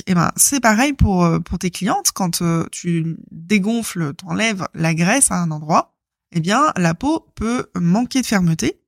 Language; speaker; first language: French; native; French